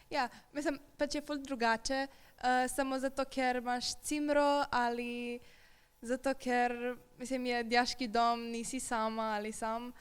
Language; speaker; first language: Slovenian; early bilingual, other home language; Serbian